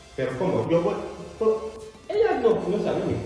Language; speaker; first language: Spanish; non-native, learner; Fula